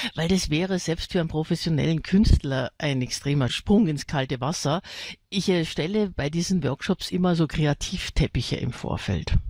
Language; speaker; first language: German; native; German